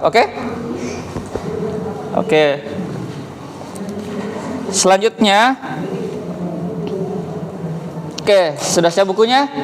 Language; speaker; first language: Indonesian; native; Indonesian